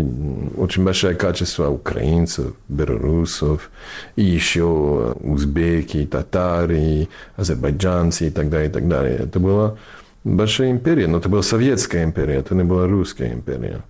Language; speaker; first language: Russian; non-native, fluent; English